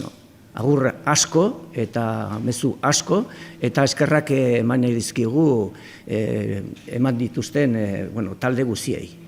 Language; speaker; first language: Basque; non-native, local second language; Spanish